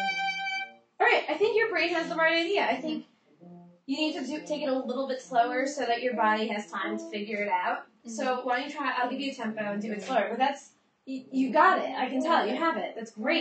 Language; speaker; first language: English; native; English